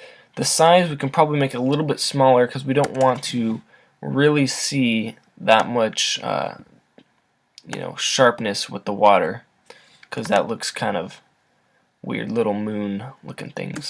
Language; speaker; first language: English; native; English